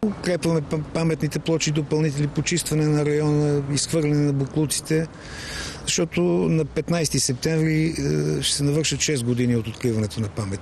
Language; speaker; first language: Bulgarian; native; Bulgarian